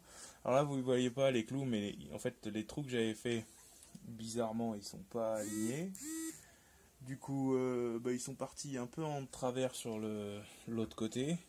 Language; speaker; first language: French; native; French